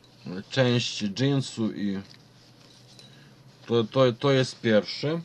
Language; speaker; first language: Polish; non-native, fluent; Ukrainian